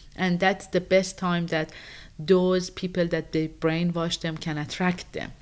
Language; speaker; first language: English; non-native, fluent; Persian